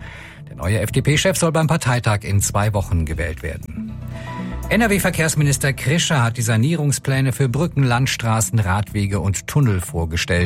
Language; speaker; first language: German; native; German